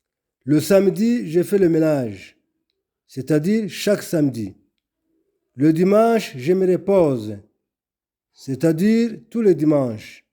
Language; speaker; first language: French; non-native, local second language; Kinyarwanda